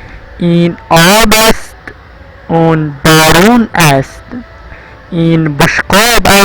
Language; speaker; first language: Persian; non-native, fluent; Urdu